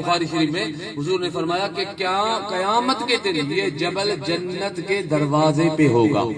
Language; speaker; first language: Urdu; non-native, local second language; Sindhi